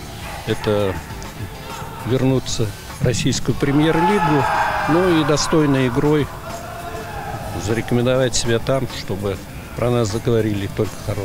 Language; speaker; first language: Russian; native; Russian